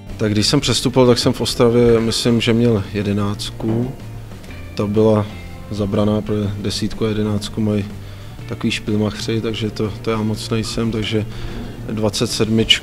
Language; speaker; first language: Czech; native; Czech